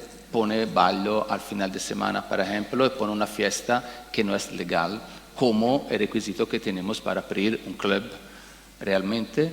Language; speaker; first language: Spanish; non-native, learner; Italian